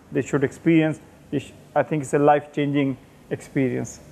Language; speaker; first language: English; non-native, local second language; Urdu